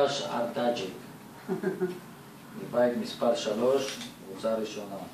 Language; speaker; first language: Hebrew; native; Hebrew